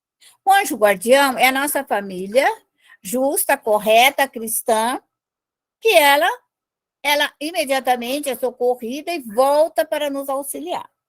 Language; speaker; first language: Portuguese; native; Portuguese